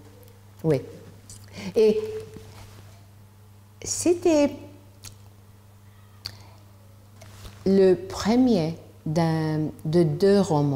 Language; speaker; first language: French; non-native, learner; English